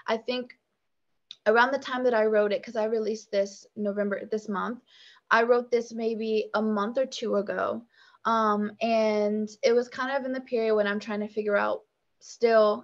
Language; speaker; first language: English; native; English